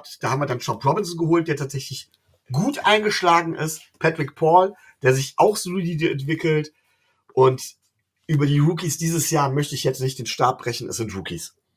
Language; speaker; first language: German; native; German